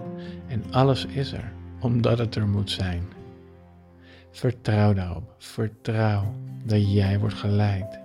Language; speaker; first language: Dutch; native; Dutch